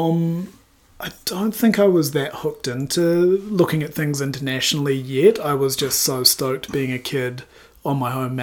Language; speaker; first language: English; native; English